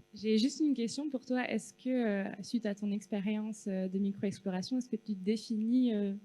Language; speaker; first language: French; native; French